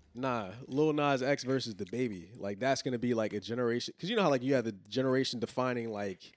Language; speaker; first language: English; native; English